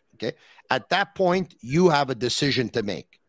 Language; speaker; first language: English; native; English